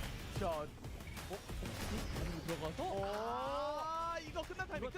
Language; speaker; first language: Korean; native; Korean